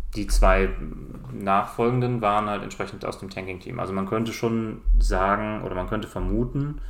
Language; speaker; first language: German; native; German